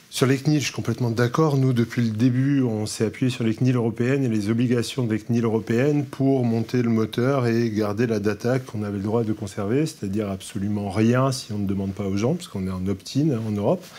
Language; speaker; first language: French; native; French